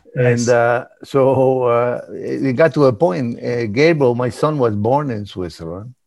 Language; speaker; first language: English; early bilingual, other home language; Spanish